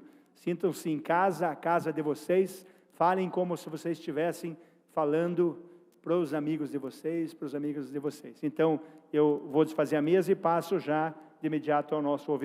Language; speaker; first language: Portuguese; native; Portuguese